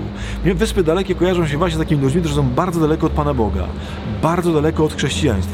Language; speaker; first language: Polish; native; Polish